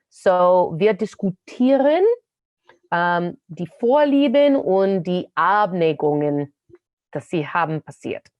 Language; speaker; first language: German; non-native, fluent; English